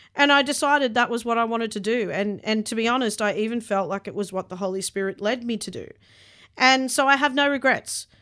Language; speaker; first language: English; early bilingual, other home language; Hindi